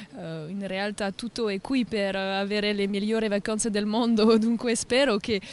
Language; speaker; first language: Italian; non-native, fluent; French